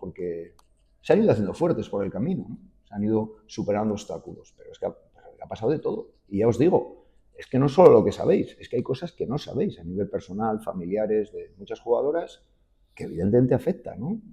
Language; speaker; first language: Spanish; native; Spanish